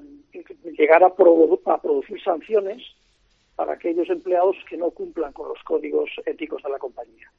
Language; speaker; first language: Spanish; native; Spanish